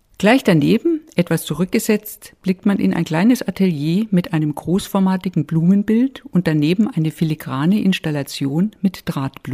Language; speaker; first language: German; native; German